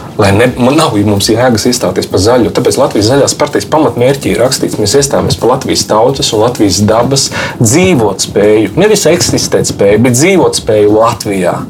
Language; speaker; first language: Latvian; native; Latvian